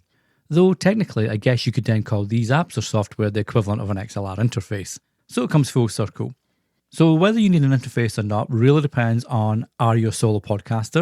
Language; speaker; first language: English; native; English